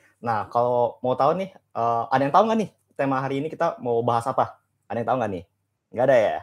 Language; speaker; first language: Indonesian; native; Indonesian